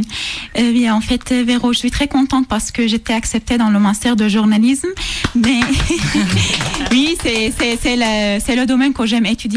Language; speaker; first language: French; non-native, learner; Arabic